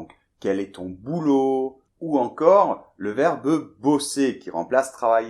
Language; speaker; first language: French; native; French